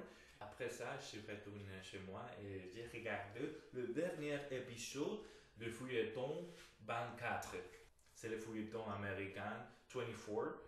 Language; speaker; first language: French; non-native, fluent; Spanish